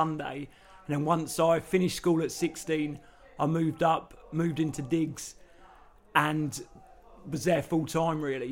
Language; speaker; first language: English; native; English